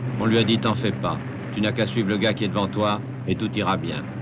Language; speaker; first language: French; native; French